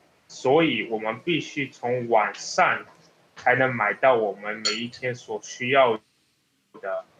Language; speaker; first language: Chinese; early bilingual, heritage; Chinese